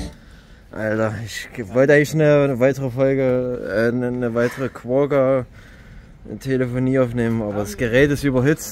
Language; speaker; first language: German; native; German